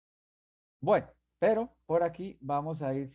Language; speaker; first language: Spanish; native; Spanish